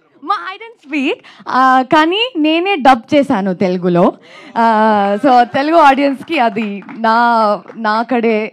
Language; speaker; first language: Telugu; non-native, local second language; Kannada